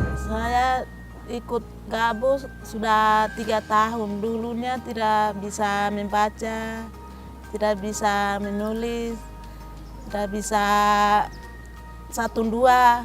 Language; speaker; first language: Indonesian; non-native, learner; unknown